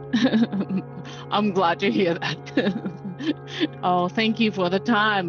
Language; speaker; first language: English; non-native, learner; Japanese